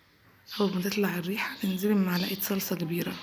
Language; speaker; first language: Arabic; native; Arabic